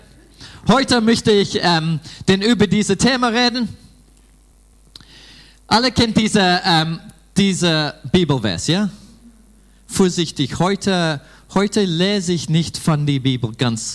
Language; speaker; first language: German; non-native, fluent; English